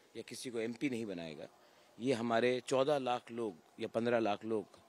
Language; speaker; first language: Hindi; non-native, local second language; Kok Borok